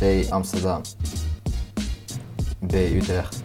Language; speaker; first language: Dutch; early bilingual, other home language; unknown